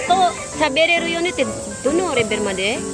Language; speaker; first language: Japanese; non-native, fluent; Indonesian